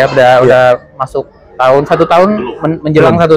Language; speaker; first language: Indonesian; native; Indonesian